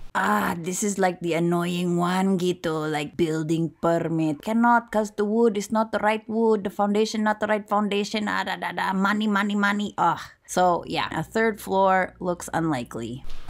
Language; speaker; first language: English; native; English